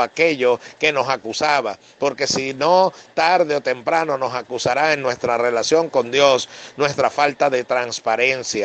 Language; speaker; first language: Spanish; native; Spanish